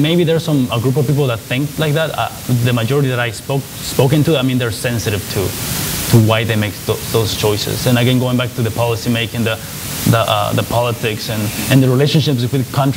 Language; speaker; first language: English; non-native, fluent; Spanish